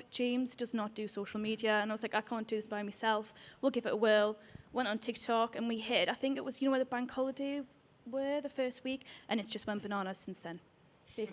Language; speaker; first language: English; native; English